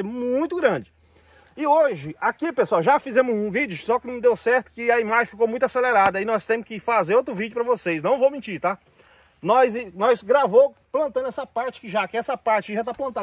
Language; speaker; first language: Portuguese; native; Portuguese